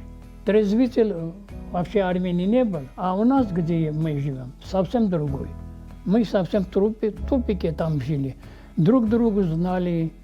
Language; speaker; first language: Russian; non-native, local second language; Armenian